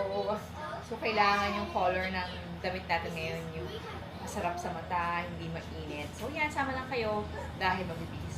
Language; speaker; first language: Filipino; native; Filipino